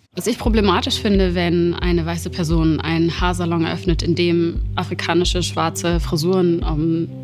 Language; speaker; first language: German; native; German